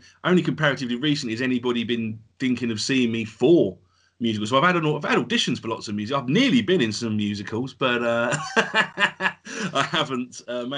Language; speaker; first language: English; native; English